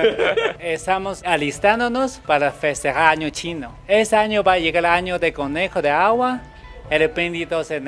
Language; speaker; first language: Spanish; non-native, learner; Chinese